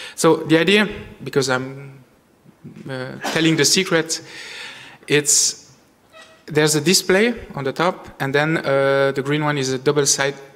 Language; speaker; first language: English; non-native, fluent; French